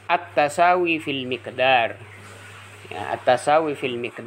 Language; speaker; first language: Arabic; non-native, fluent; Indonesian